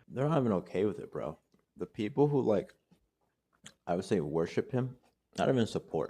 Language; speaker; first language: English; native; English